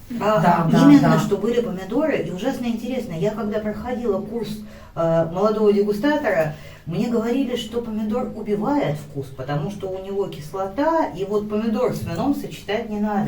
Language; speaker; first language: Russian; native; Russian